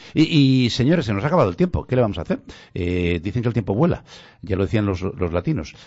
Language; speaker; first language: Spanish; non-native, local second language; Galician